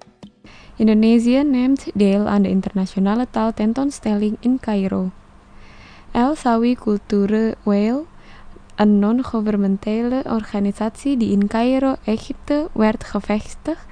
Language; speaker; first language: Dutch; non-native, fluent; Indonesian